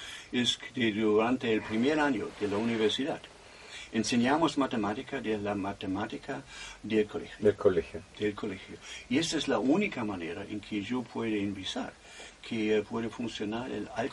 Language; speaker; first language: Spanish; non-native, fluent; German